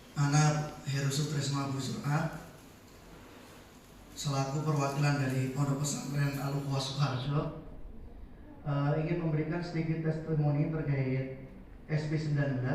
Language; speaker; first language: Indonesian; native; Indonesian